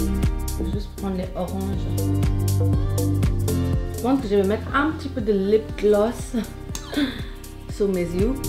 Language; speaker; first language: French; non-native, fluent; Hindi